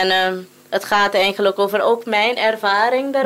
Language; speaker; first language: Dutch; non-native, local second language; Papiamento